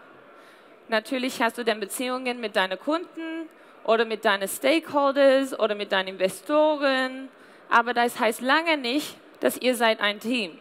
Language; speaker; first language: German; non-native, fluent; English